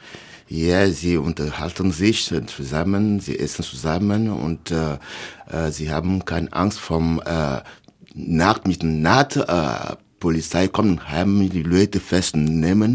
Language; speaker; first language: German; non-native, learner; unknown